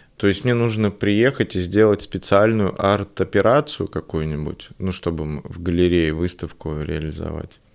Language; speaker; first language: Russian; native; Russian